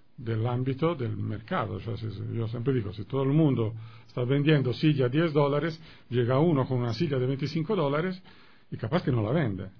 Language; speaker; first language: Spanish; non-native, fluent; Italian